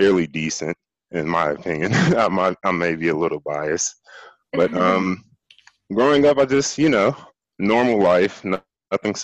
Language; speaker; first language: English; native; English